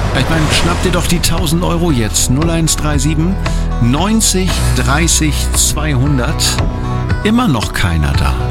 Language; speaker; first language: German; native; German